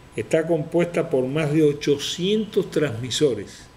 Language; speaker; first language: Spanish; native; Spanish